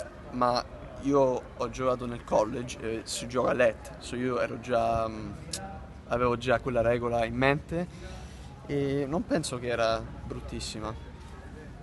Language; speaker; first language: Italian; early bilingual, heritage; English